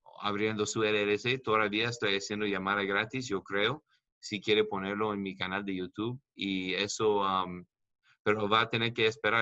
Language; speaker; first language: Spanish; non-native, learner; English